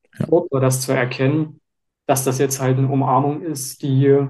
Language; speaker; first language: German; native; German